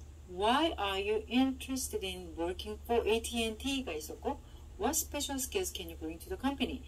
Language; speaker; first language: English; non-native, fluent; Korean